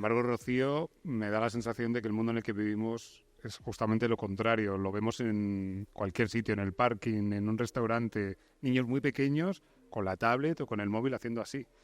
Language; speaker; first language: Spanish; native; Spanish